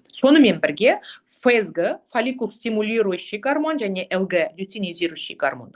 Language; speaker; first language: Russian; non-native, local second language; Kazakh